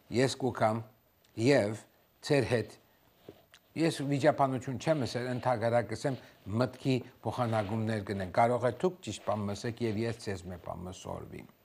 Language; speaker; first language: Armenian; native; Armenian